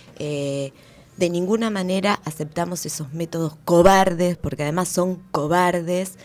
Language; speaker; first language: Spanish; native; Spanish